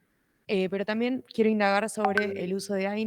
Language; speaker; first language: Spanish; native; Spanish